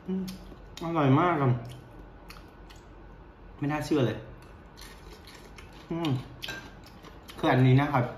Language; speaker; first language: Thai; non-native, fluent; Vietnamese